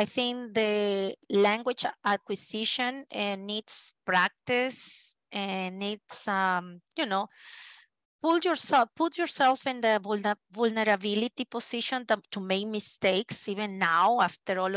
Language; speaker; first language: English; non-native, fluent; Spanish